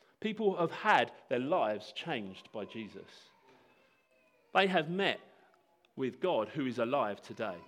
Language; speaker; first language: English; native; English